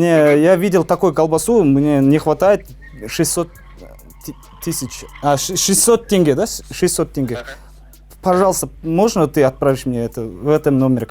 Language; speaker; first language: Russian; non-native, local second language; Kazakh